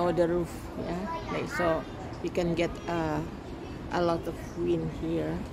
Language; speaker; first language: English; non-native, learner; Indonesian